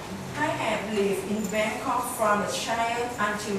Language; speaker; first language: English; non-native, learner; Thai